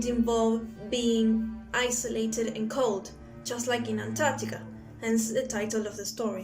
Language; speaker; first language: English; non-native, fluent; Spanish